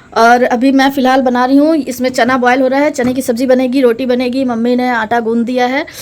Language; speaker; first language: Hindi; non-native, local second language; Bangla